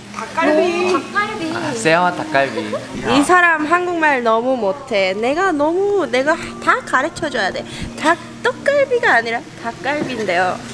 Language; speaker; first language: Korean; early bilingual, heritage; Korean